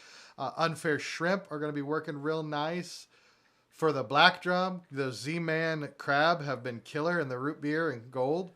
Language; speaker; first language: English; native; English